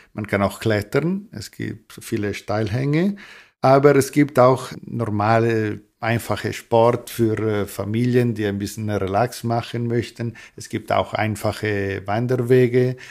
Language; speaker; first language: German; non-native, local second language; Italian